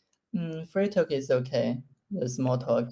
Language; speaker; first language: English; non-native, learner; Chinese